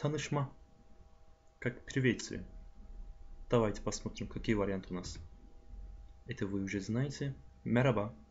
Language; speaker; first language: Russian; non-native, fluent; Turkish